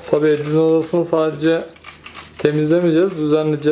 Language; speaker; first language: Turkish; native; Turkish